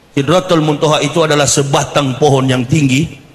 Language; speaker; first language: Indonesian; native; Indonesian